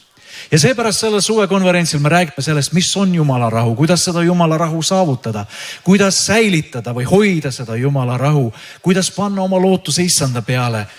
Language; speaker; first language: Estonian; native; Estonian